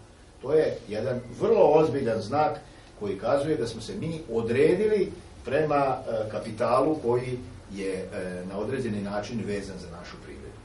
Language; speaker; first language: Serbian; native; Serbian